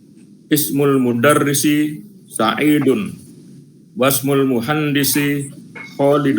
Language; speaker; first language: Arabic; non-native, learner; Indonesian